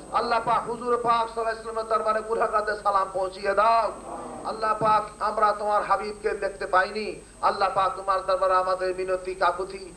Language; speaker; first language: Bangla; non-native, fluent; Urdu